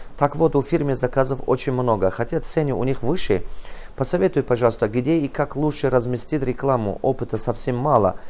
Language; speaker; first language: Russian; non-native, local second language; Tajik